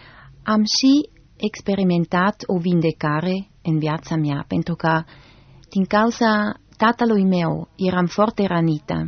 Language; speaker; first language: Romanian; non-native, fluent; German